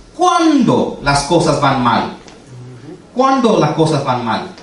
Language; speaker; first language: Spanish; early bilingual, heritage; Spanish